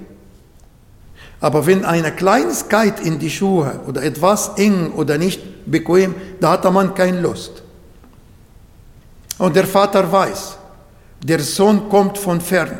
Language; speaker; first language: German; non-native, fluent; Arabic